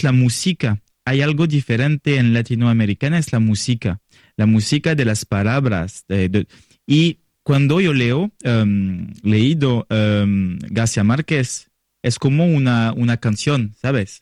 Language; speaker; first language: Spanish; non-native, learner; French